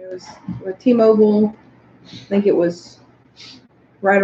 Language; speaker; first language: English; native; English